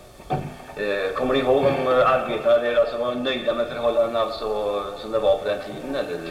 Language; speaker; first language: Swedish; native; Swedish